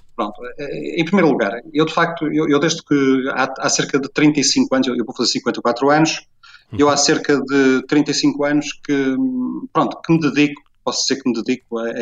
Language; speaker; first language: Portuguese; native; Portuguese